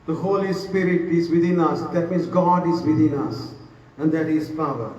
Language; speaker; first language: English; non-native, local second language; Sinhala